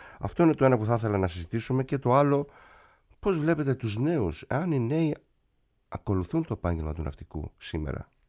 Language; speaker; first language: Greek; native; Greek